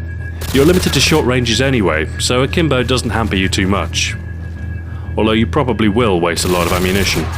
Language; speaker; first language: English; native; English